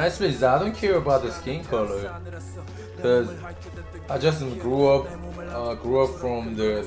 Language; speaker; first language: English; non-native, learner; Korean